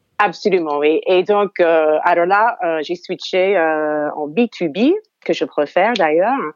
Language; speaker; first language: French; non-native, fluent; English